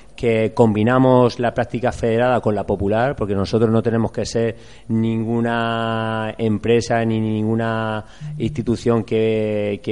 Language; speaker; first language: Spanish; native; Spanish